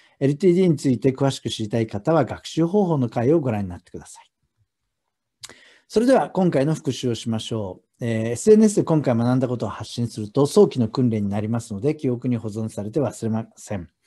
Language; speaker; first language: Japanese; native; Japanese